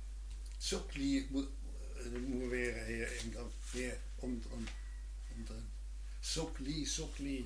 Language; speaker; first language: Norwegian; non-native, learner; German